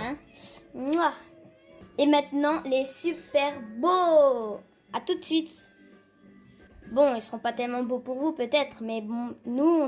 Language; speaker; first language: French; native; French